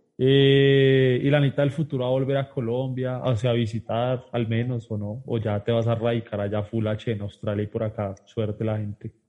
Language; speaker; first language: Spanish; native; Spanish